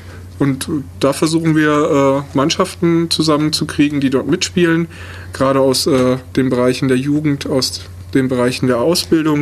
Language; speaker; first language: German; native; German